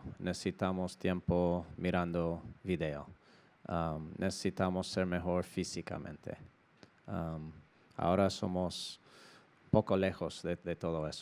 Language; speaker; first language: Spanish; non-native, learner; English